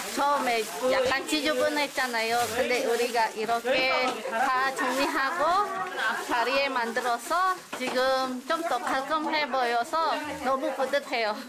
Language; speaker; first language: Korean; non-native, fluent; Indonesian